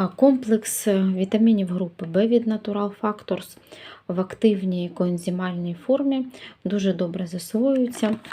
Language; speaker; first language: Ukrainian; native; Ukrainian